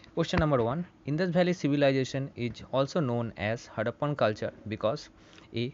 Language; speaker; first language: English; non-native, local second language; Bangla